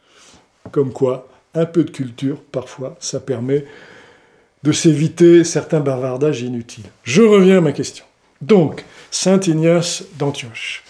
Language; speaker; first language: French; native; French